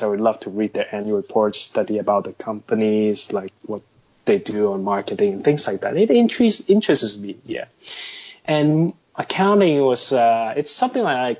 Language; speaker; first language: English; non-native, local second language; Cantonese